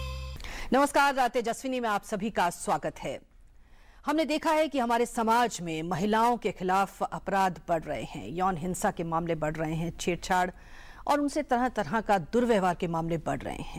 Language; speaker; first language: Hindi; native; Hindi